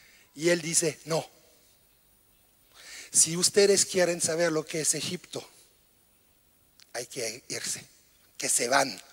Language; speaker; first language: Spanish; non-native, fluent; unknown